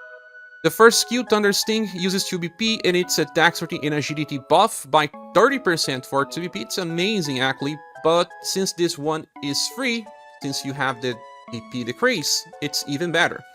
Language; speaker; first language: English; non-native, fluent; Portuguese